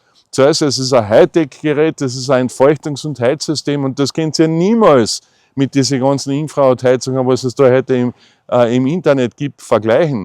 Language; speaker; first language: German; native; German